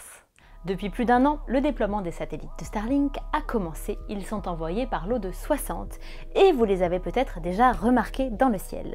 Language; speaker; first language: French; native; French